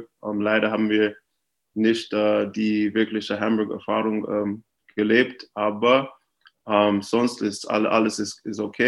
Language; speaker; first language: German; non-native, fluent; English